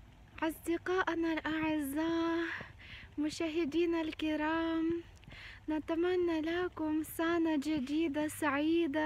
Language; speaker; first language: Arabic; non-native, fluent; Ukrainian